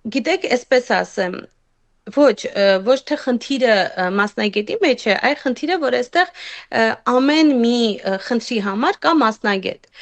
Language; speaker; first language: Armenian; native; Armenian